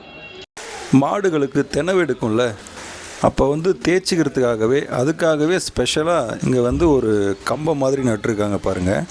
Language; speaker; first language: Tamil; native; Tamil